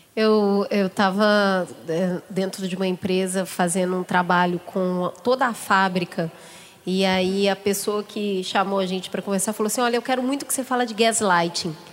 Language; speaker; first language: Portuguese; native; Portuguese